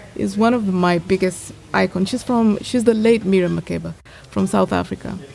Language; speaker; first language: English; non-native, local second language; Gusii